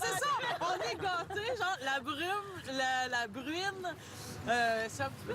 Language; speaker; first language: French; native; French